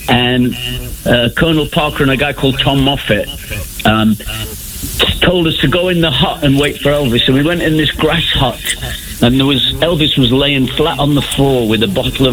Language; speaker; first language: English; native; English